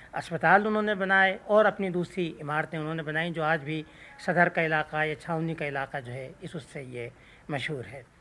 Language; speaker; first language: Urdu; non-native, local second language; Sindhi